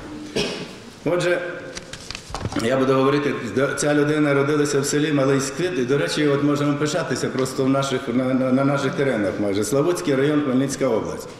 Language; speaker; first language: Ukrainian; native; Ukrainian